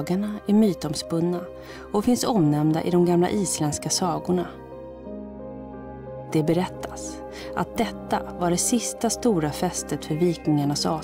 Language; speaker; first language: Swedish; native; Swedish